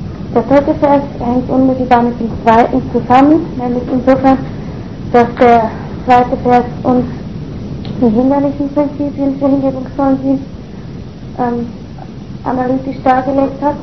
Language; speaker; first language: German; native; German